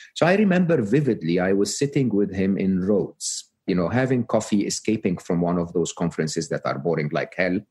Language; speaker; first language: English; non-native, fluent; Arabic